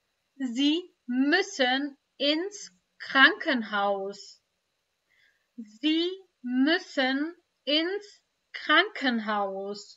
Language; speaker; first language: German; non-native, fluent; Urdu